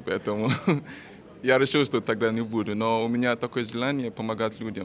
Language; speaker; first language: Russian; non-native, fluent; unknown